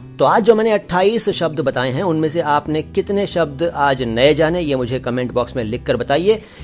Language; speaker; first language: Hindi; native; Hindi